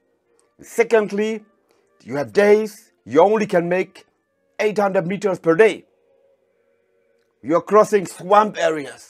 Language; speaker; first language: English; non-native, fluent; German